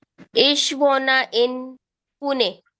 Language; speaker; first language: German; non-native, learner; Marathi